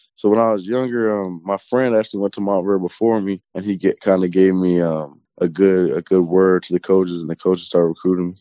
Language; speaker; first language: English; native; English